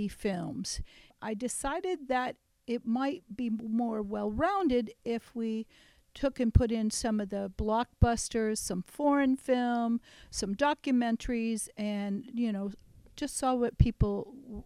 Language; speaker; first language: English; native; English